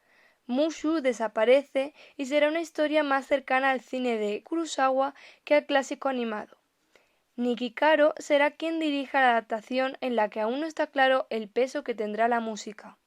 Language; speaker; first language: Spanish; native; Spanish